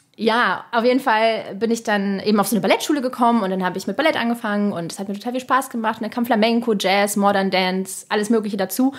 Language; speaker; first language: German; early bilingual, other home language; Russian